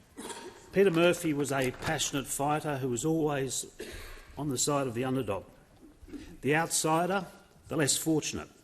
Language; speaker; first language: English; native; English